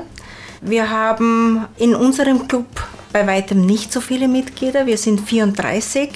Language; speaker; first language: German; native; German